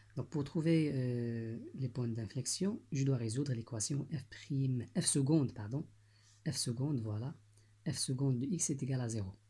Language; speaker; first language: French; non-native, local second language; Arabic